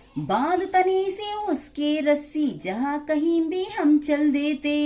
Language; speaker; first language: Hindi; non-native, local second language; Telugu